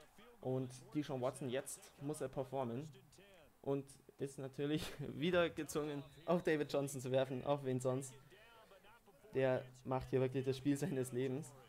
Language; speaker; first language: German; native; German